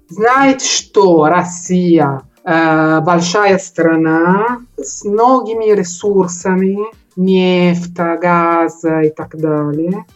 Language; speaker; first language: Russian; non-native, learner; Italian